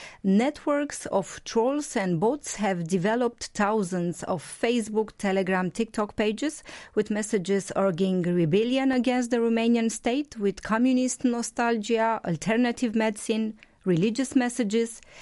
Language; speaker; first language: English; non-native, fluent; Romanian